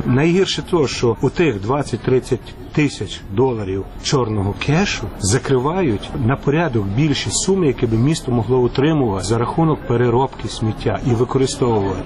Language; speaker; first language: Ukrainian; native; Ukrainian